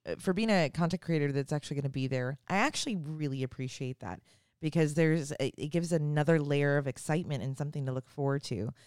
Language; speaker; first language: English; native; English